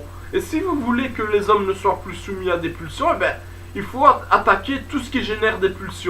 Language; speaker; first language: French; native; French